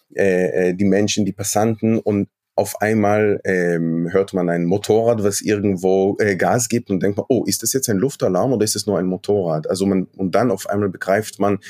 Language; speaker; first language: German; non-native, fluent; Hebrew